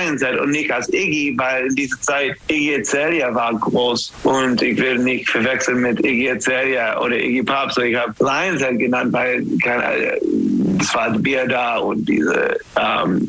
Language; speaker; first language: German; non-native, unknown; English